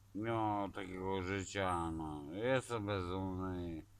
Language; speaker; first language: Polish; native; Polish